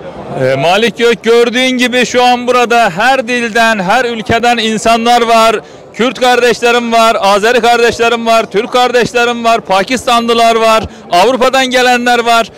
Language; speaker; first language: Turkish; native; Turkish